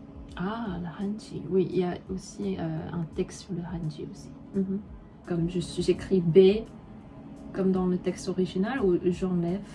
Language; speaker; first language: French; non-native, fluent; Korean